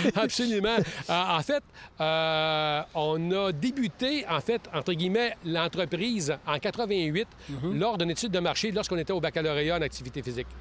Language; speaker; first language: French; native; French